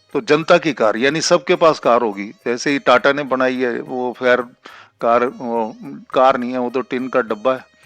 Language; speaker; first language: Hindi; non-native, local second language; Punjabi